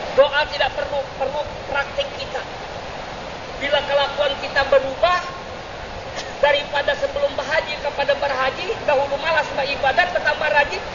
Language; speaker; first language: Indonesian; non-native, local second language; Banjar